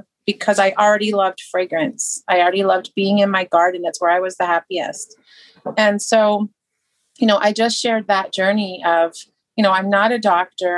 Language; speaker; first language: English; native; English